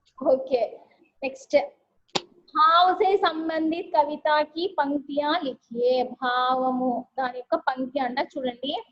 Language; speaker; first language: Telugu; non-native, local second language; Urdu